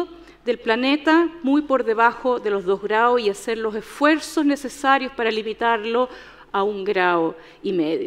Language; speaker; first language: Spanish; native; Spanish